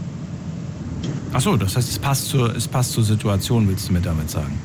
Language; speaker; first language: German; native; German